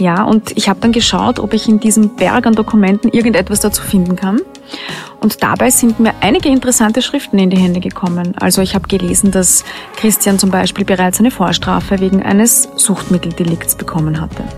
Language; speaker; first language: German; native; German